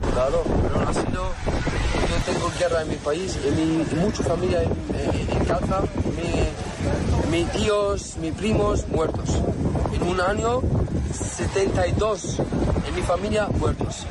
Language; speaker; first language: Spanish; non-native, learner; Arabic